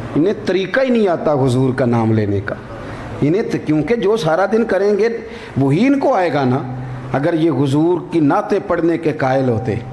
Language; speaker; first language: Urdu; non-native, local second language; Punjabi